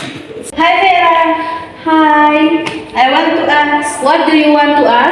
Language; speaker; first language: English; non-native, learner; Indonesian